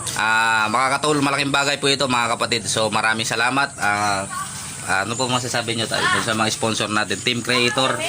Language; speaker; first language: Filipino; native; Filipino